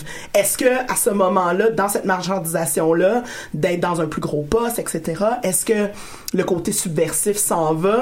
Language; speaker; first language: French; native; French